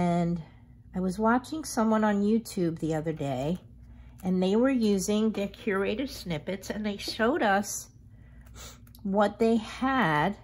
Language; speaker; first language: English; native; English